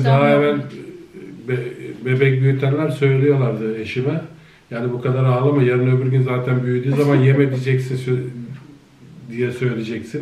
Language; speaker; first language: Turkish; native; Turkish